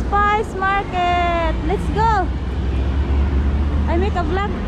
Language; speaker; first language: English; non-native, local second language; Cebuano